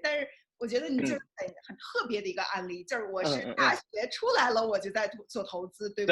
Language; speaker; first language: Chinese; native; Chinese